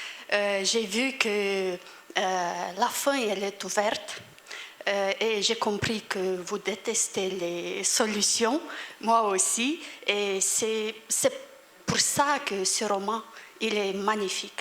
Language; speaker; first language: French; non-native, fluent; Romanian